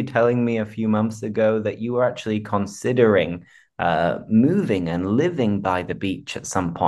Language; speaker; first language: English; native; English